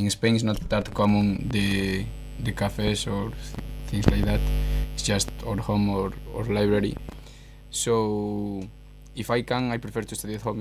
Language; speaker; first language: English; non-native, fluent; Spanish